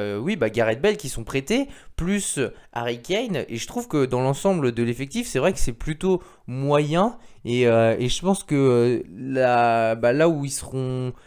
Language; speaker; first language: French; native; French